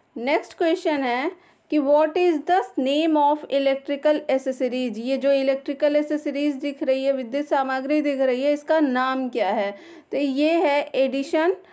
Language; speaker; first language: Hindi; native; Hindi